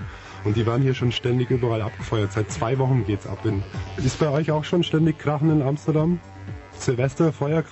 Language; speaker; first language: German; native; German